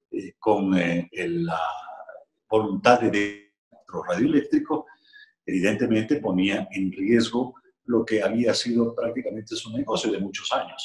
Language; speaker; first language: Spanish; native; Spanish